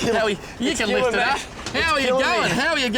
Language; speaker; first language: English; native; English